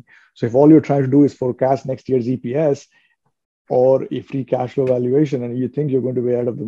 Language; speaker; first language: English; non-native, local second language; Hindi